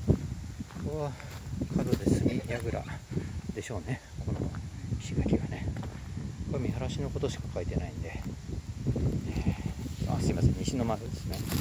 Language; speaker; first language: Japanese; native; Japanese